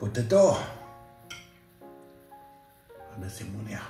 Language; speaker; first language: Indonesian; non-native, learner; French